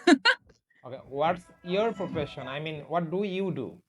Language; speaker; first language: English; non-native, learner; Bangla